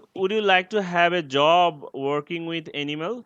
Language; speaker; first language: English; non-native, learner; Bangla